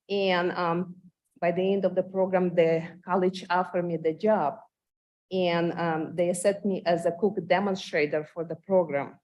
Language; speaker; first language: English; non-native, fluent; Ukrainian